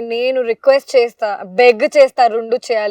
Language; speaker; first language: Telugu; non-native, fluent; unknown